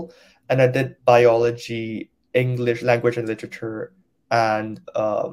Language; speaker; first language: English; non-native, local second language; Cantonese